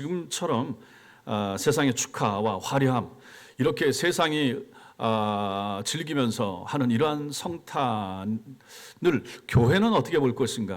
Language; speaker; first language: Korean; native; Korean